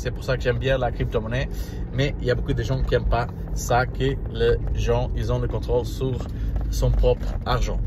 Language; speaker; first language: French; non-native, learner; Portuguese